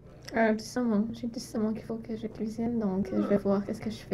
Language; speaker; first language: French; native; French